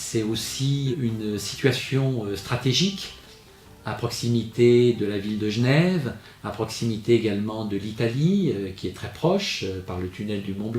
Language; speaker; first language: French; native; French